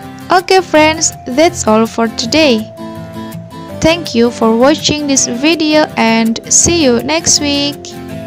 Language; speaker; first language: English; non-native, fluent; Indonesian